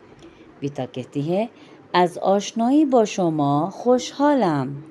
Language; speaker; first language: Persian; non-native, fluent; Urdu